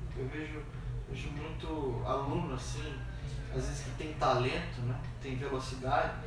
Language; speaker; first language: Portuguese; native; Portuguese